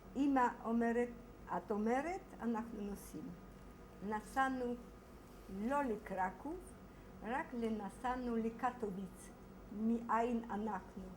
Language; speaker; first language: Hebrew; non-native, fluent; Polish